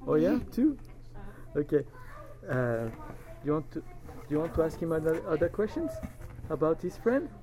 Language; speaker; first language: English; non-native, fluent; French